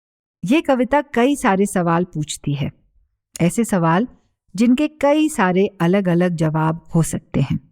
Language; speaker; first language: Hindi; native; Hindi